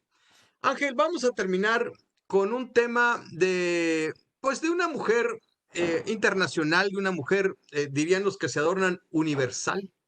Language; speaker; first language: Spanish; native; Spanish